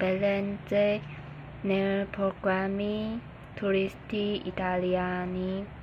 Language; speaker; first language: Italian; non-native, learner; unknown